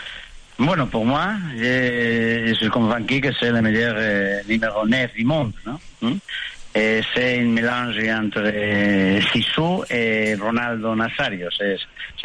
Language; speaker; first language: French; non-native, fluent; Spanish